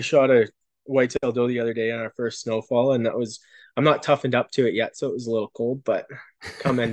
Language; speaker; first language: English; native; English